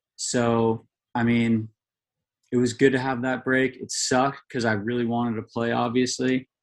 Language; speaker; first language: English; native; English